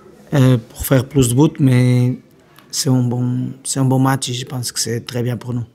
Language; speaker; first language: French; non-native, learner; Portuguese